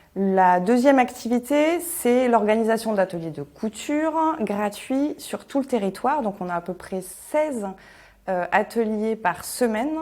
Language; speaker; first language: French; native; French